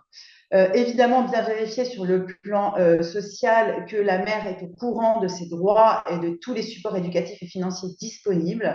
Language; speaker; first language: French; native; French